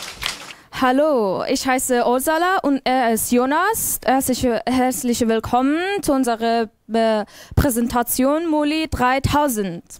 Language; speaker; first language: German; non-native, learner; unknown